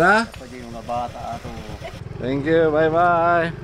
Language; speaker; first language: English; non-native, fluent; Polish